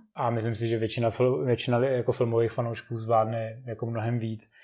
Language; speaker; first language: Czech; native; Czech